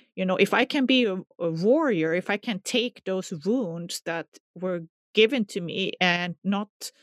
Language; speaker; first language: English; non-native, fluent; Swedish